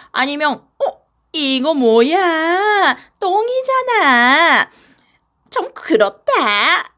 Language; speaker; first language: Korean; non-native, fluent; Japanese